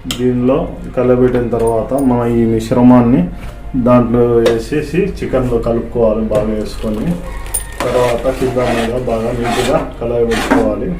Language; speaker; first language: Telugu; non-native, local second language; Urdu